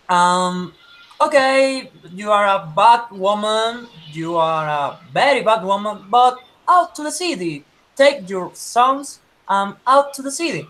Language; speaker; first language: English; non-native, learner; Spanish